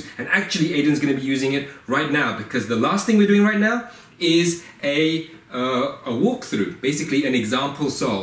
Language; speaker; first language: English; native; English